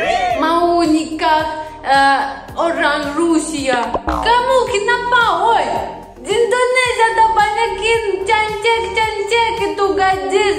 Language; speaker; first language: Indonesian; non-native, learner; Russian